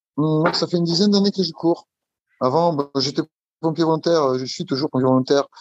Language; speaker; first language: French; non-native, fluent; Italian